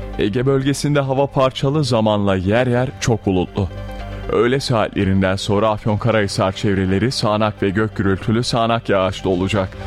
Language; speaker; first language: Turkish; native; Turkish